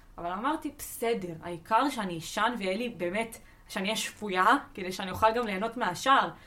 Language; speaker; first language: Hebrew; native; Hebrew